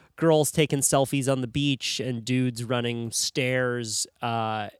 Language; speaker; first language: English; native; English